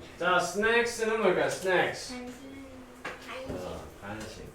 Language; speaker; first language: Korean; native; Korean